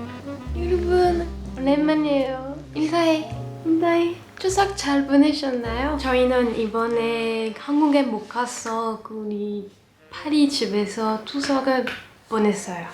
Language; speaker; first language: Korean; non-native, fluent; French